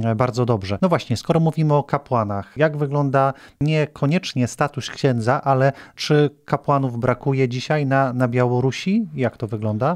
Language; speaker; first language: Polish; native; Polish